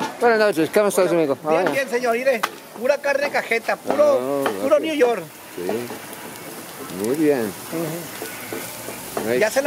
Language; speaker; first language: Spanish; non-native, learner; English